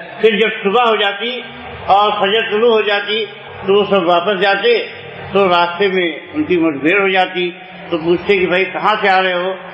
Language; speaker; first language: Urdu; native; Urdu